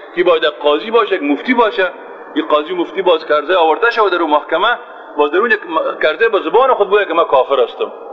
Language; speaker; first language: Persian; native; Persian